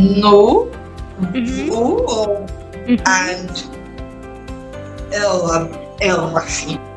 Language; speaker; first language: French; non-native, learner; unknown